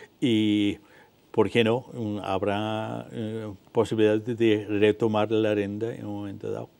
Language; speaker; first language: Spanish; non-native, fluent; Danish